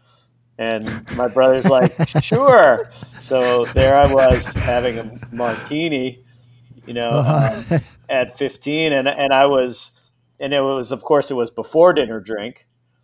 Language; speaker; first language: English; native; English